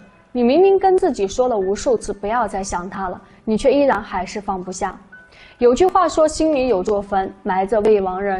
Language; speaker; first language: Chinese; native; Chinese